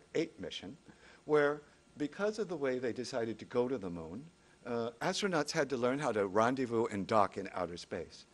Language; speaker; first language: English; native; English